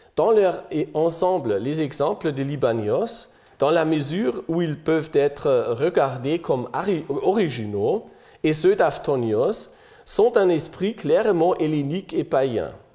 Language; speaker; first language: French; non-native, fluent; German